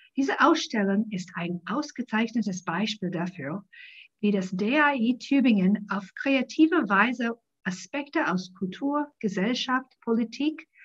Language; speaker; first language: German; non-native, fluent; English